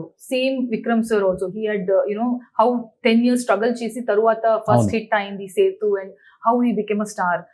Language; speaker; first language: Telugu; non-native, learner; Kannada